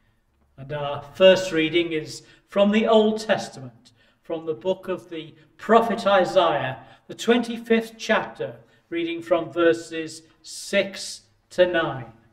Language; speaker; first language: English; native; English